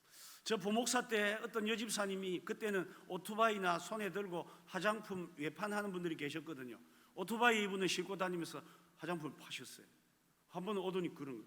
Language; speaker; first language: Korean; native; Korean